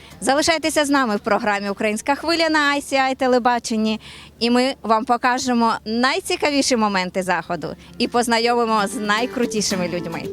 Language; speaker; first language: Ukrainian; native; Ukrainian